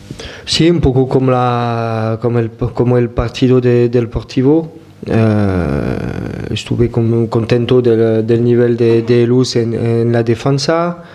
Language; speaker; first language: Spanish; non-native, fluent; French